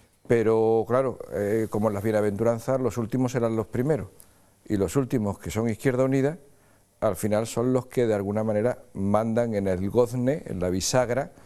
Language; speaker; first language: Spanish; native; Spanish